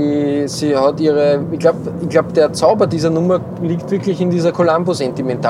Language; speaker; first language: German; native; German